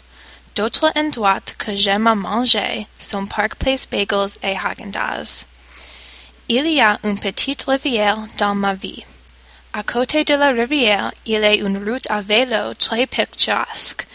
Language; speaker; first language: French; non-native, learner; English